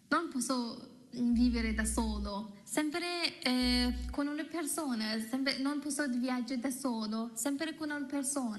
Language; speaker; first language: Italian; non-native, learner; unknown